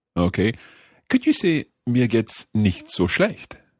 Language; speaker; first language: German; non-native, learner; English